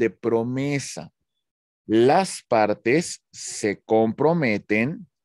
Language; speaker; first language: Spanish; native; Spanish